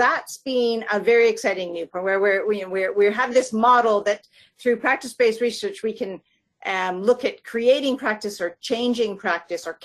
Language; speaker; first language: English; native; English